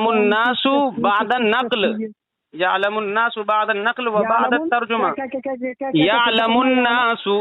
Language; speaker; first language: Arabic; non-native, fluent; Urdu